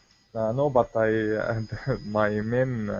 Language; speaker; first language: English; non-native, learner; Arabic